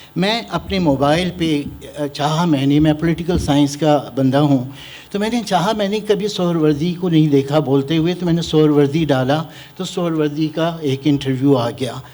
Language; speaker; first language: Urdu; native; Urdu